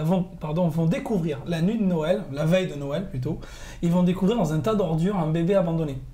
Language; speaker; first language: French; native; French